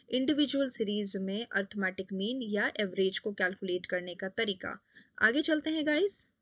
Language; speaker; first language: Hindi; native; Hindi